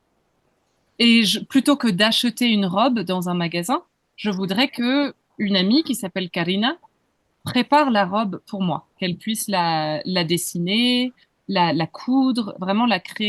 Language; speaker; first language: French; native; French